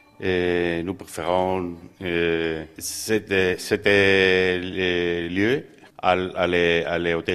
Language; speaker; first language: French; non-native, learner; Spanish